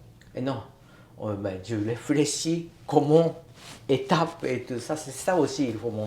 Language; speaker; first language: French; non-native, learner; Japanese